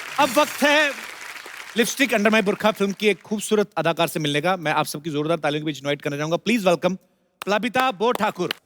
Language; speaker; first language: Hindi; non-native, local second language; Punjabi